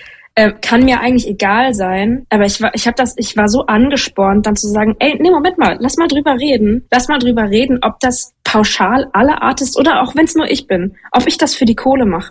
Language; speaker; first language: German; native; German